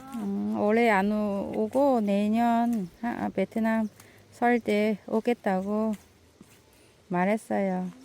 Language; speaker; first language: Korean; non-native, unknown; Vietnamese